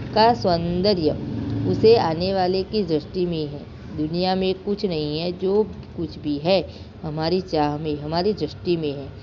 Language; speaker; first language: Hindi; non-native, local second language; Gujarati